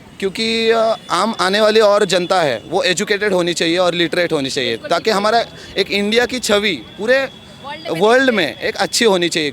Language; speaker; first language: Hindi; non-native, local second language; Marathi